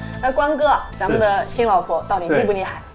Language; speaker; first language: Chinese; native; Chinese